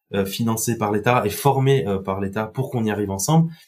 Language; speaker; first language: French; non-native, local second language; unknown